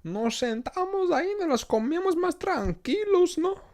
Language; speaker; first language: Spanish; early bilingual, heritage; Spanish